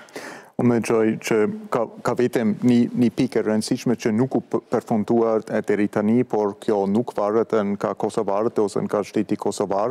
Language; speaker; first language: Albanian; non-native, fluent; German